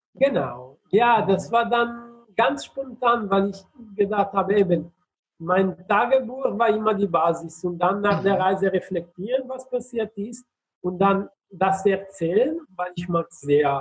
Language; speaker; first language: German; non-native, fluent; Italian